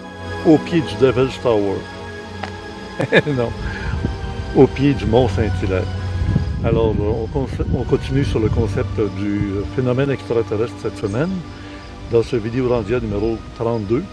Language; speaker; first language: French; native; French